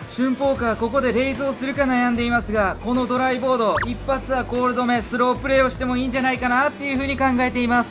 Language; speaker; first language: Japanese; native; Japanese